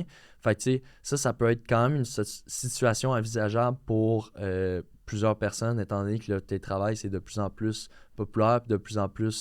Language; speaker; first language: French; native; French